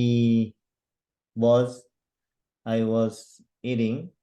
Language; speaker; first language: English; non-native, learner; Korean